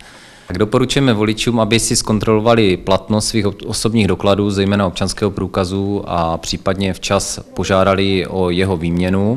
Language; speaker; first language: Czech; native; Czech